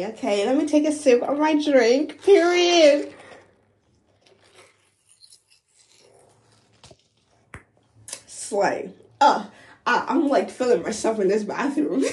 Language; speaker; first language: English; non-native, local second language; Akan